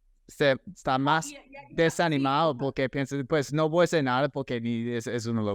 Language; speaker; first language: Spanish; non-native, fluent; English